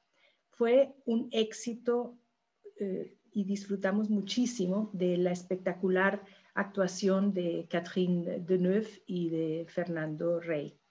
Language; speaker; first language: Spanish; native; Spanish